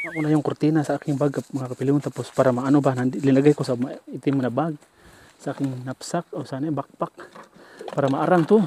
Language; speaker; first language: Filipino; non-native, local second language; Cebuano